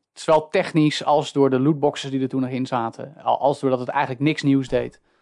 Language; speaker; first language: Dutch; native; Dutch